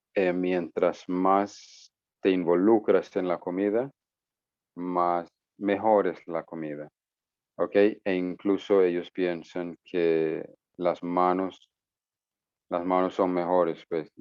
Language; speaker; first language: Spanish; non-native, fluent; English